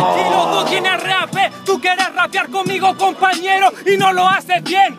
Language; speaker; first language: Spanish; native; Spanish